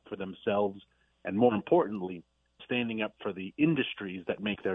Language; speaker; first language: English; native; English